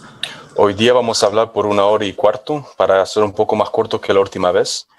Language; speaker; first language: Spanish; non-native, fluent; English